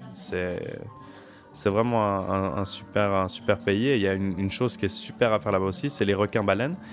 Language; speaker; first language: French; native; French